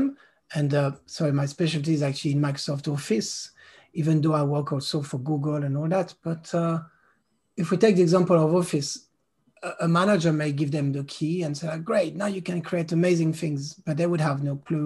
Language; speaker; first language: English; non-native, fluent; French